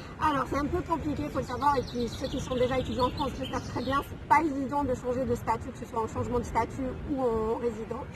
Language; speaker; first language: French; non-native, local second language; Arabic